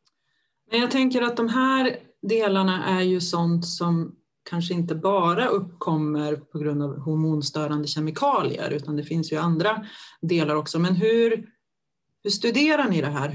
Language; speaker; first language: Swedish; native; Swedish